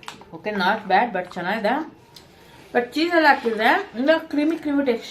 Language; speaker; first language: Kannada; native; Kannada